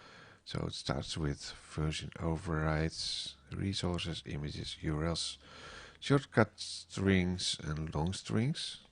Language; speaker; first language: English; non-native, fluent; Dutch